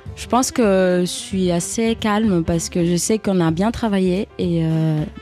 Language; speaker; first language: French; early bilingual, other home language; Greek